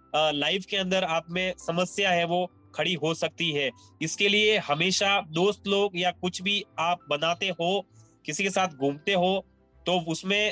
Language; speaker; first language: Hindi; native; Hindi